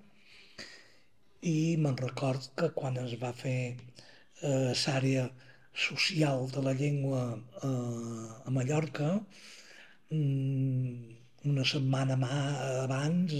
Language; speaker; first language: Catalan; native; Catalan